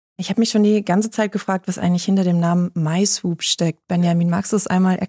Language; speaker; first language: German; native; German